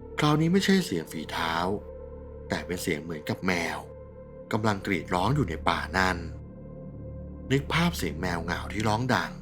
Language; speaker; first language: Thai; native; Thai